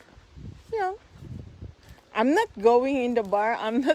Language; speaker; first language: English; non-native, local second language; Filipino